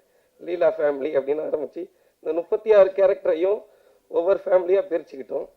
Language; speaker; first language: Tamil; native; Tamil